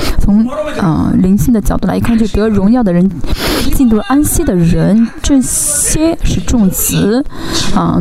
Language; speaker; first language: Chinese; non-native, fluent; Korean